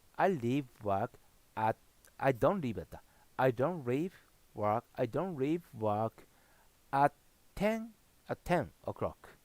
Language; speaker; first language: English; non-native, learner; Japanese